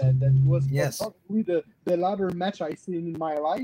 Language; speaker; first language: English; non-native, learner; French